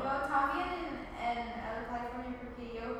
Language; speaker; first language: Spanish; non-native, learner; English